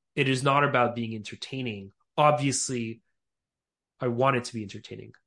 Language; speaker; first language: English; native; English